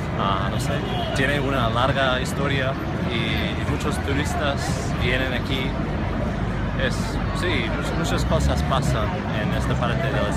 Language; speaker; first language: Spanish; non-native, fluent; English